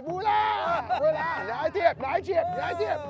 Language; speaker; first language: Vietnamese; non-native, learner; English